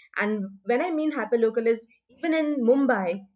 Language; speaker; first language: English; non-native, local second language; Hindi